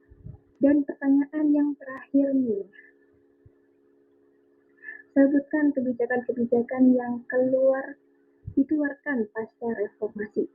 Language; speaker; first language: Indonesian; native; Indonesian